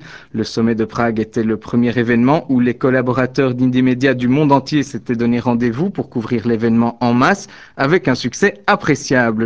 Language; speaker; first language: French; native; French